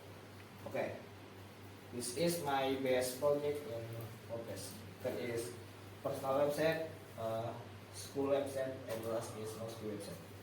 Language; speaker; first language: English; non-native, learner; Indonesian